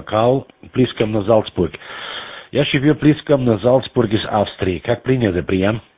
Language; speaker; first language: Russian; non-native, learner; German